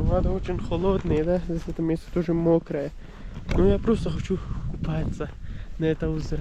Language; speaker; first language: Russian; non-native, learner; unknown